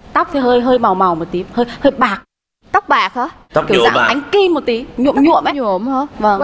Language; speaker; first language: Vietnamese; native; Vietnamese